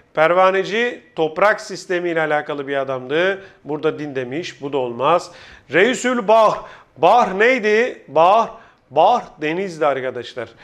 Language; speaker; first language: Turkish; native; Turkish